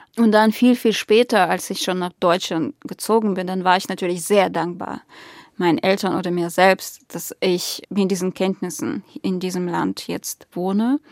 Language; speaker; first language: German; non-native, fluent; Russian